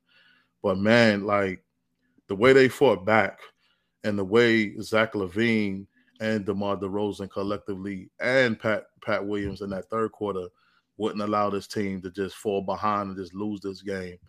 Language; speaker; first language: English; native; English